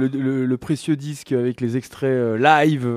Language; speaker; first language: French; native; French